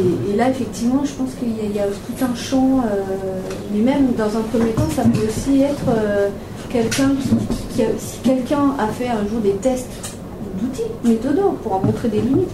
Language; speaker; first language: French; native; French